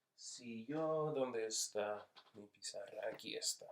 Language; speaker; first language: Spanish; non-native, fluent; English